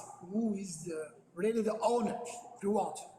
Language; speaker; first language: English; non-native, learner; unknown